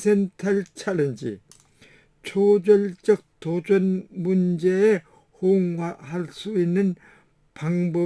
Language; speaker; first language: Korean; native; Korean